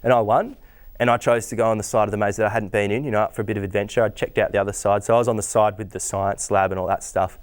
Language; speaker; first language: English; native; English